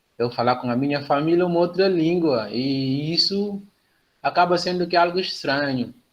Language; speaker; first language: Portuguese; non-native, local second language; Upper Guinea Crioulo